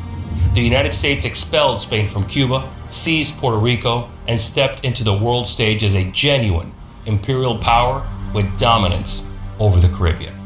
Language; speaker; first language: English; native; English